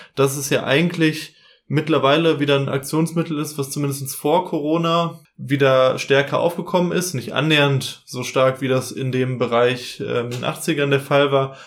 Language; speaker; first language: German; native; German